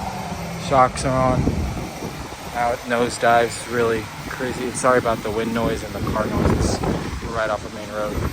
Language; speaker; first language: English; native; English